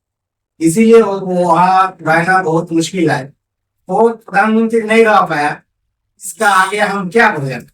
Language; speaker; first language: Hindi; non-native, local second language; Bangla